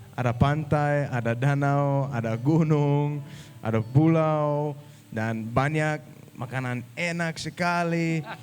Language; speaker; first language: Indonesian; non-native, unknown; Danish